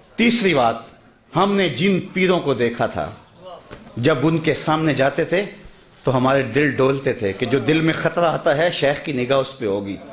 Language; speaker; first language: Urdu; non-native, local second language; Punjabi